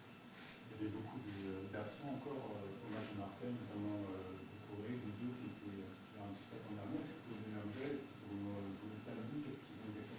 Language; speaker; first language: French; native; French